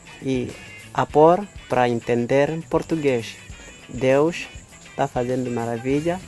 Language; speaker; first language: Portuguese; non-native, local second language; Makhuwa